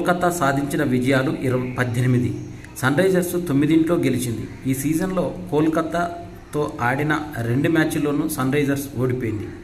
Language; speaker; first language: Telugu; native; Telugu